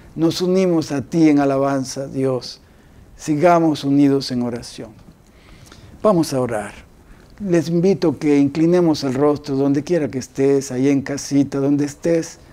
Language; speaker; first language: Spanish; native; Spanish